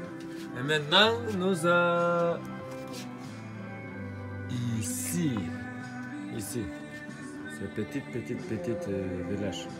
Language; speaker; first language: French; non-native, learner; Lithuanian